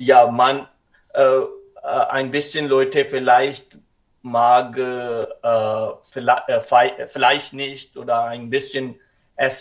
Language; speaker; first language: German; non-native, learner; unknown